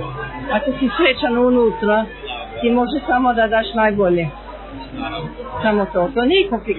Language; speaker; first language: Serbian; early bilingual, heritage; Serbian